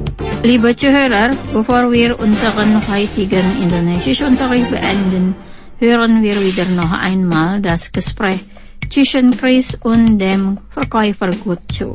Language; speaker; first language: German; non-native, fluent; Indonesian